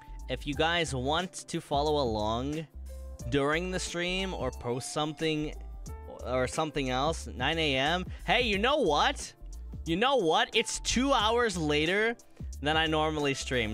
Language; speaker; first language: English; native; English